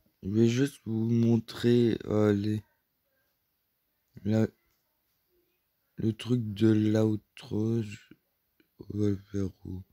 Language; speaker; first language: French; native; French